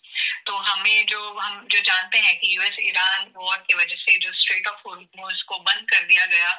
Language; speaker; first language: Hindi; native; Hindi